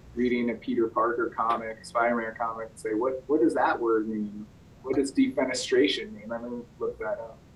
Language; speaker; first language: English; native; English